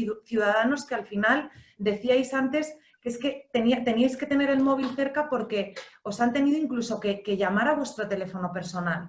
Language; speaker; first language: Spanish; native; Spanish